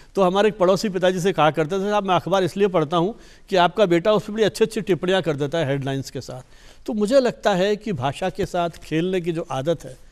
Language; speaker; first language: Hindi; native; Hindi